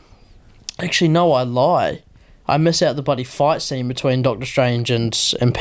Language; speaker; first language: English; native; English